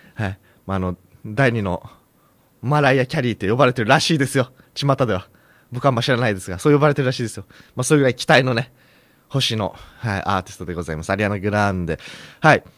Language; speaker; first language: Japanese; native; Japanese